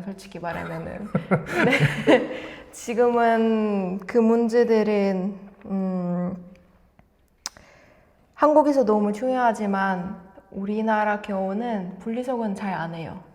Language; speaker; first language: Korean; non-native, fluent; Russian